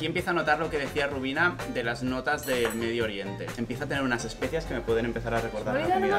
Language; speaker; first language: Spanish; native; Spanish